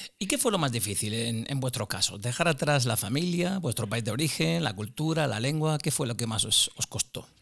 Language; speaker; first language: Spanish; native; Spanish